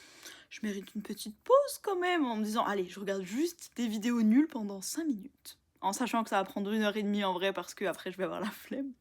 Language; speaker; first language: French; native; French